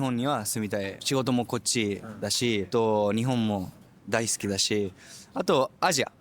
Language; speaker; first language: Japanese; early bilingual, heritage; Japanese